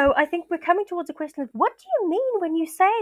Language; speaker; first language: English; native; English